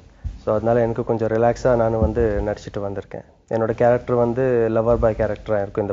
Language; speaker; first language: Tamil; native; Tamil